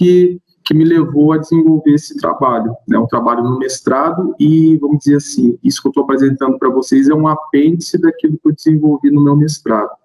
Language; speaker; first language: Portuguese; native; Portuguese